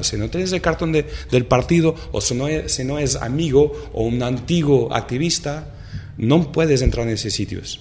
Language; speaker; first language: Spanish; non-native, fluent; Portuguese